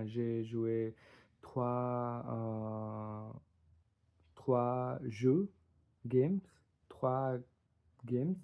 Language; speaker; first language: French; non-native, learner; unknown